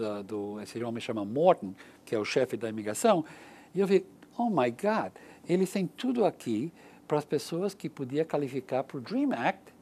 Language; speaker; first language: Portuguese; non-native, learner; English